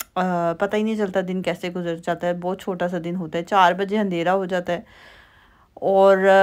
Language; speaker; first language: Urdu; native; Urdu